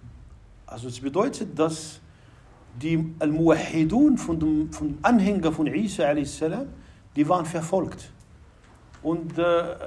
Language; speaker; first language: German; non-native, fluent; Arabic